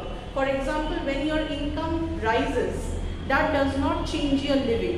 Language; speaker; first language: English; non-native, local second language; Bangla